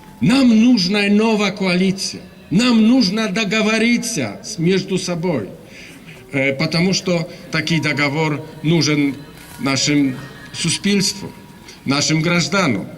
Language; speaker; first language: Russian; non-native, learner; Polish